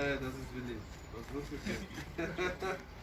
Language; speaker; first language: German; native; German